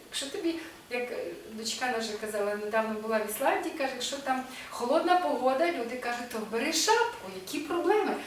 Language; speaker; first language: Ukrainian; native; Ukrainian